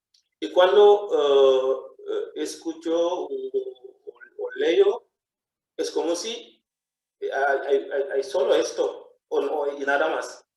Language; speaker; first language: Spanish; non-native, fluent; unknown